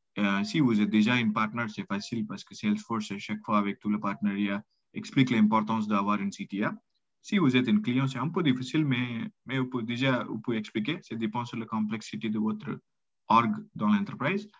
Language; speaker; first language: French; non-native, learner; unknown